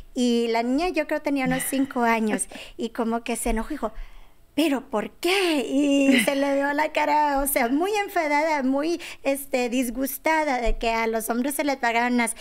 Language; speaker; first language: Spanish; early bilingual, heritage; Spanish